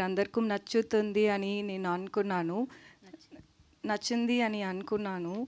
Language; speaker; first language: Telugu; non-native, learner; Tamil